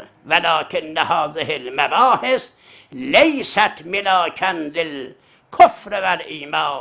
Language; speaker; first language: Arabic; non-native, fluent; Azerbaijani